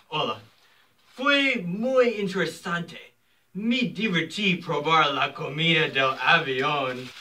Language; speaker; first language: Spanish; non-native, learner; English